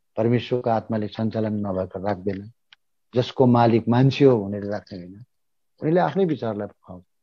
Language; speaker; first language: Nepali; native; Nepali